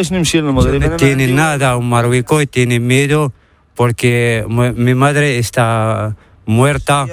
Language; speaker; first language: Spanish; non-native, learner; Arabic